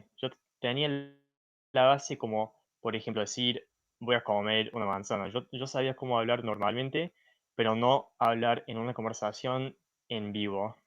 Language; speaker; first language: Spanish; non-native, fluent; English